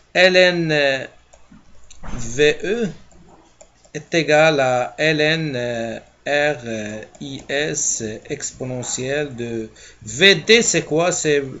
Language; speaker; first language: French; non-native, local second language; Arabic